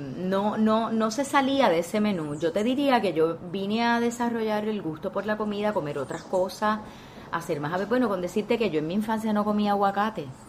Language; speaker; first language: Spanish; native; Spanish